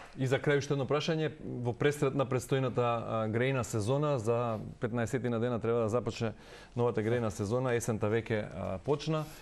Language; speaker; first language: Macedonian; native; Macedonian